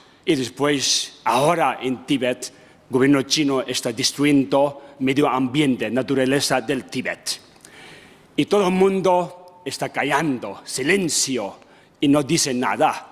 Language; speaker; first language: Spanish; non-native, learner; Tibetan